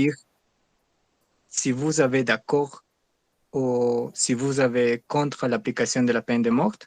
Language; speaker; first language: French; non-native, learner; Spanish